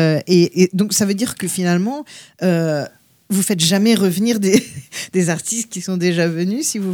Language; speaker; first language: French; native; French